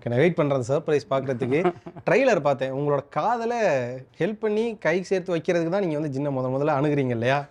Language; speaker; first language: Tamil; native; Tamil